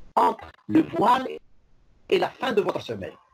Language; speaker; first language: French; non-native, local second language; Arabic